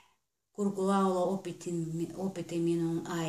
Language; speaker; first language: Finnish; non-native, learner; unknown